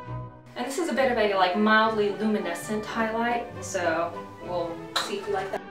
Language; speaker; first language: English; native; English